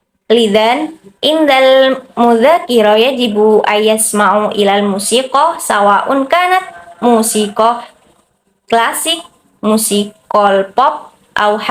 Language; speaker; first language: Arabic; non-native, learner; Indonesian